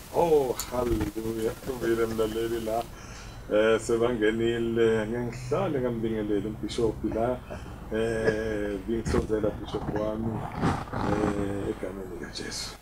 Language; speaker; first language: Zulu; non-native, local second language; Swati